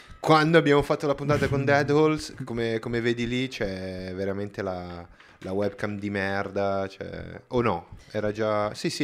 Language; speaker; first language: Italian; native; Italian